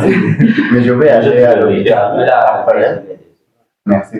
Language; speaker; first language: French; non-native, learner; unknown